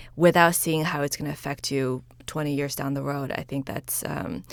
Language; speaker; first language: English; early bilingual, other home language; Chinese